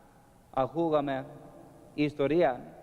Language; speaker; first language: Greek; non-native, learner; English